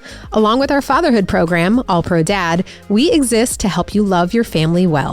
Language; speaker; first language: English; native; English